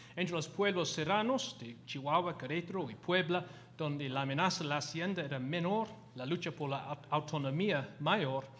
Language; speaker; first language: Spanish; non-native, fluent; English